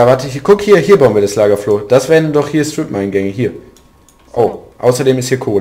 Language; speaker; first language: German; native; German